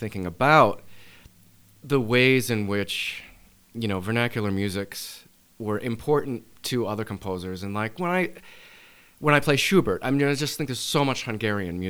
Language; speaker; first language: English; native; English